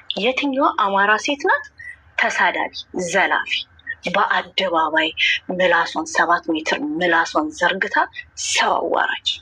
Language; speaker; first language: Amharic; non-native, local second language; Oromo